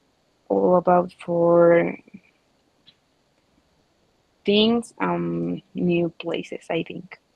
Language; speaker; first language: English; non-native, learner; Spanish